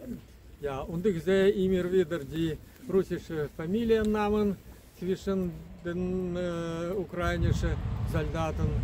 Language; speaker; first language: German; non-native, fluent; Russian